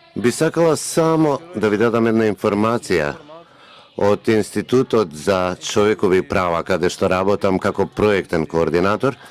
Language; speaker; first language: Macedonian; non-native, local second language; Romany